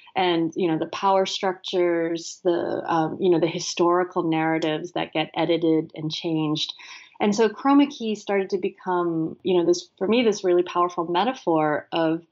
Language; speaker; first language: English; native; English